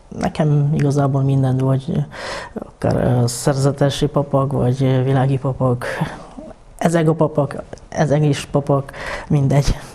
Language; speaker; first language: Hungarian; non-native, fluent; Polish